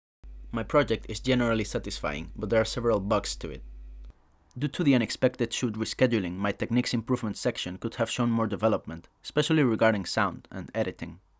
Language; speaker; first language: English; non-native, fluent; Spanish